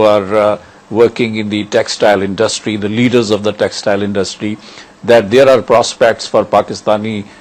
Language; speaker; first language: English; non-native, local second language; Urdu